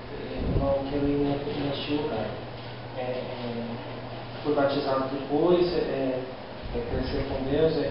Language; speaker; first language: Portuguese; non-native, learner; English